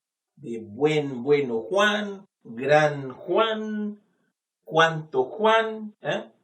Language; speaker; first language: Spanish; non-native, fluent; Haitian Creole